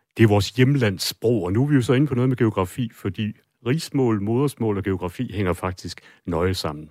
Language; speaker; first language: Danish; native; Danish